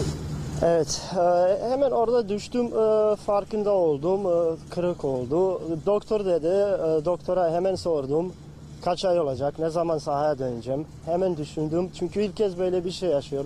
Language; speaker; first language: Turkish; non-native, learner; Bosnian